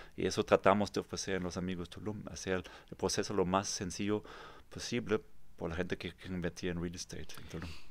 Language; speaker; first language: Spanish; non-native, fluent; German